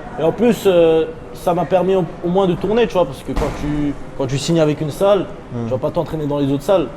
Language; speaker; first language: French; early bilingual, other home language; Chechen